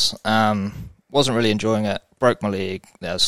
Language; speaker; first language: English; native; English